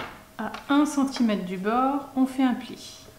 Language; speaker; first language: French; native; French